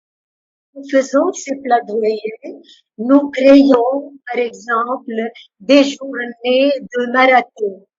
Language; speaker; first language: French; non-native, local second language; Arabic